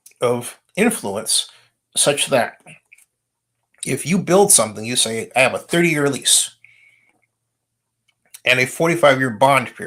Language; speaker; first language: English; native; English